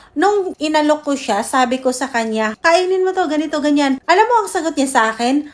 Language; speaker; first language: Filipino; native; Filipino